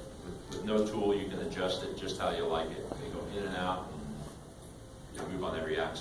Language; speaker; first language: English; native; English